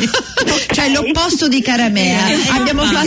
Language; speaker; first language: Italian; native; Italian